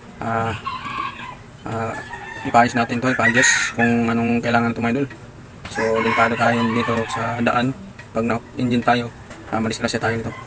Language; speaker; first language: Filipino; non-native, local second language; Hiligaynon